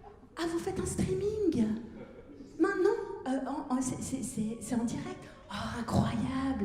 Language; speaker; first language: French; native; French